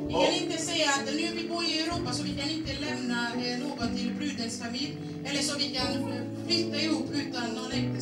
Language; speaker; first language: Swedish; non-native, fluent; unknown